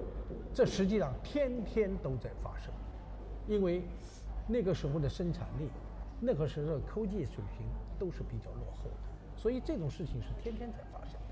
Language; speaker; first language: Chinese; native; Chinese